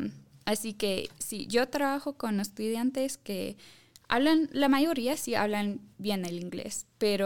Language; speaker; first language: Spanish; non-native, fluent; English